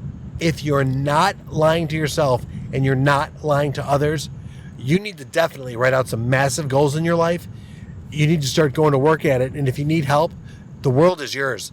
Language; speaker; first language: English; native; English